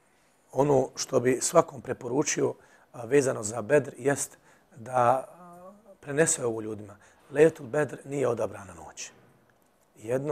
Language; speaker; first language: Serbian; native; Serbian